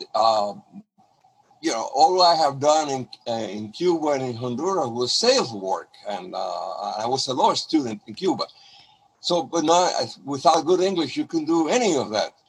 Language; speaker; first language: English; non-native, fluent; Spanish